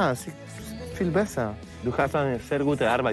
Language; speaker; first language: German; non-native, learner; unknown